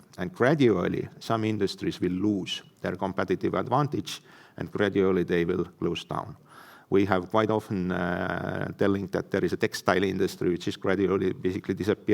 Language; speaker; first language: English; non-native, fluent; Estonian